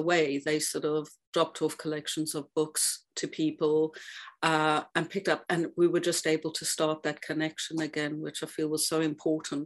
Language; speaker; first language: English; native; English